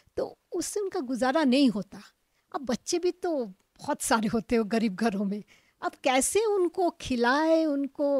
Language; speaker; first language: Hindi; non-native, local second language; Bangla